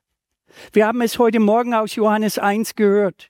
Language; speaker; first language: German; native; German